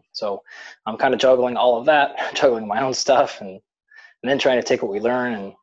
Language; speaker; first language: English; native; English